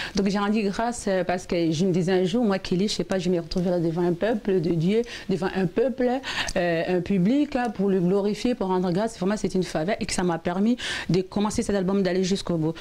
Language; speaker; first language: French; non-native, local second language; Lingala